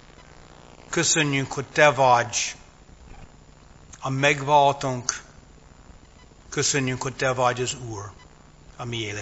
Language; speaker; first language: Hungarian; non-native, fluent; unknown